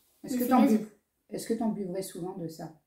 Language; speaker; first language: French; native; French